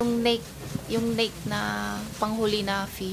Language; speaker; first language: Filipino; non-native, fluent; Chinese